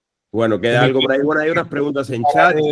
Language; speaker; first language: Spanish; native; Spanish